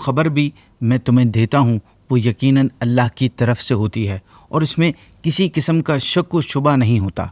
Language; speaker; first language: Urdu; native; Urdu